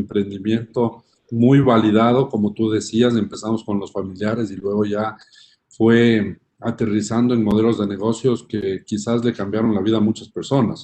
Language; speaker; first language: Spanish; native; Spanish